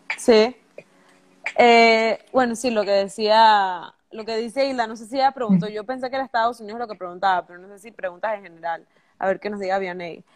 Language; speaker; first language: Spanish; native; Spanish